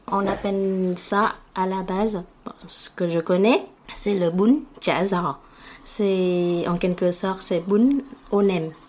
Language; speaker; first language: French; non-native, fluent; Vietnamese